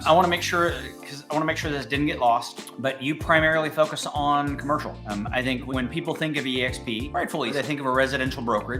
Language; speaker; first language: English; native; English